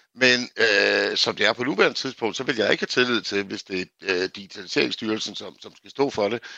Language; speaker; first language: Danish; native; Danish